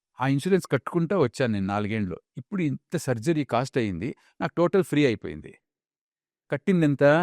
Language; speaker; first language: Telugu; non-native, local second language; Kannada